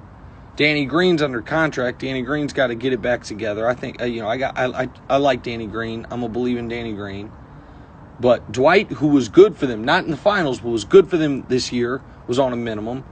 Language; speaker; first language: English; native; English